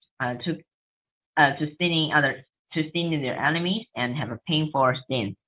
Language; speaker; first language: English; non-native, learner; Chinese